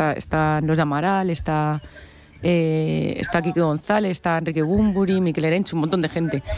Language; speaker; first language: Spanish; native; Spanish